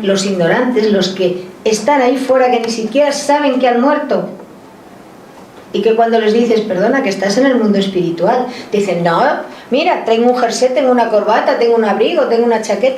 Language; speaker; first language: Spanish; native; Spanish